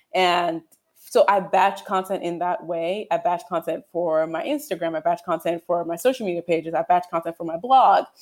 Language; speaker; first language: English; non-native, local second language; Yoruba